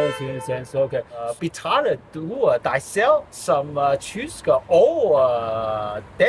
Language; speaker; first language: Danish; non-native, learner; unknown